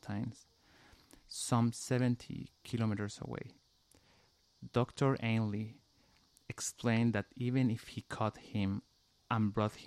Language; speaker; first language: English; non-native, fluent; Spanish